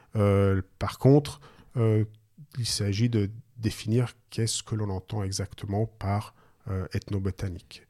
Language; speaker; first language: French; native; French